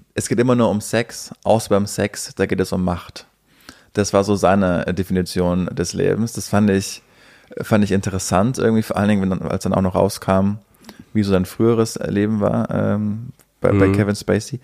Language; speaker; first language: German; native; German